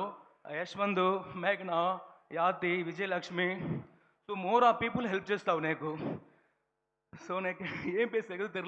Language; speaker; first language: Telugu; non-native, learner; Tamil